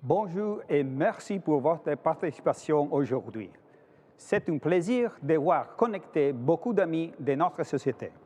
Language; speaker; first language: French; non-native, fluent; Italian